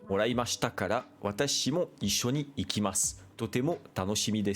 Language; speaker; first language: Japanese; non-native, fluent; French